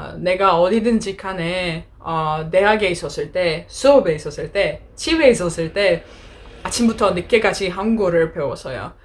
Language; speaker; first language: Korean; non-native, learner; Greek